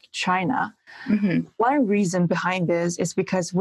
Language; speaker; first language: English; non-native, fluent; Chinese